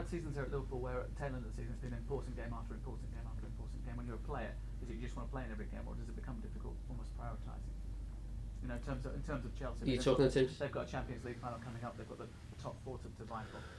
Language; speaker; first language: English; native; English